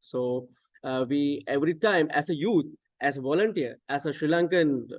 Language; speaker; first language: English; non-native, local second language; Sinhala